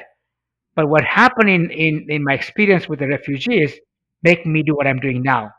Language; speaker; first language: English; non-native, local second language; Swahili